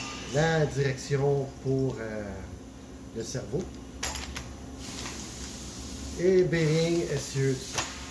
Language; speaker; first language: French; native; French